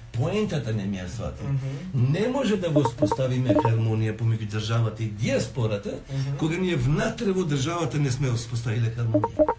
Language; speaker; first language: Macedonian; non-native, local second language; Albanian